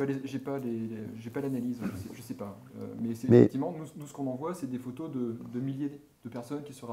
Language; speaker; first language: French; native; French